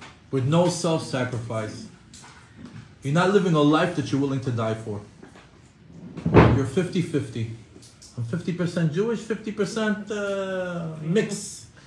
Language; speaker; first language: English; non-native, fluent; Hebrew